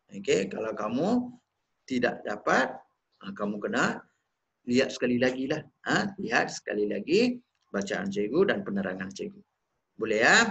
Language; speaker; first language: Malay; non-native, local second language; Tamil